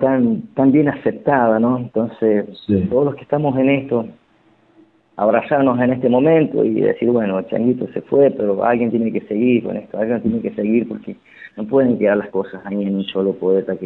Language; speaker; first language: Spanish; native; Spanish